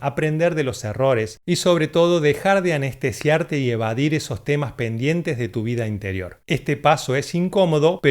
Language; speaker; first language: Spanish; native; Spanish